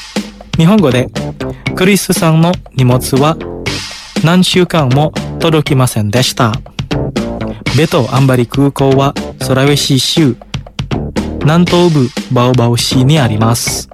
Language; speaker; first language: Japanese; non-native, fluent; Indonesian